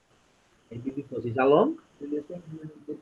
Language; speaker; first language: English; non-native, learner; Spanish